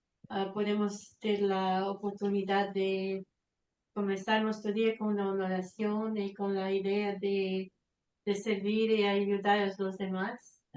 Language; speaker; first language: Spanish; non-native, fluent; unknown